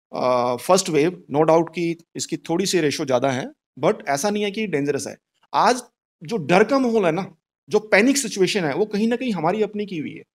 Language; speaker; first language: Hindi; native; Hindi